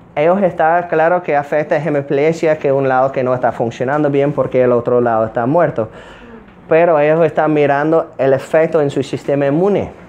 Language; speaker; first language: Spanish; non-native, fluent; English